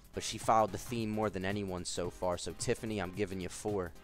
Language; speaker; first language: English; native; English